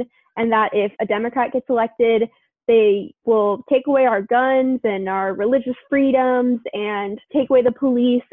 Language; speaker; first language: English; native; English